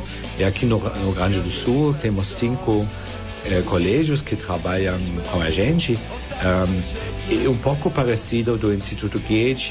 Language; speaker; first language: Portuguese; non-native, fluent; German